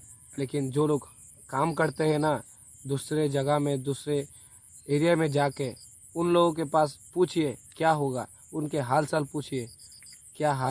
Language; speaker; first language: Hindi; non-native, local second language; Bangla